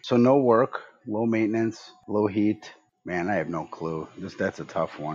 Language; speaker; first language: English; native; English